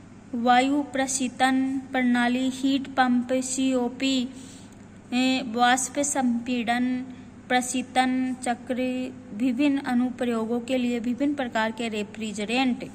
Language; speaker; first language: Hindi; native; Hindi